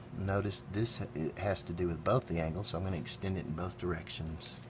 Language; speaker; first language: English; native; English